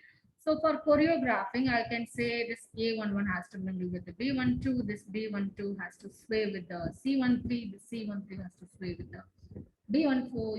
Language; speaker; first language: English; non-native, local second language; Tamil